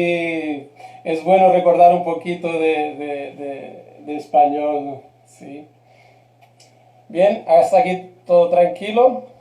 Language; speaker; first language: Spanish; non-native, fluent; Portuguese